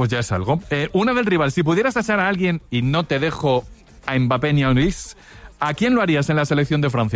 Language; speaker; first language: Spanish; native; Spanish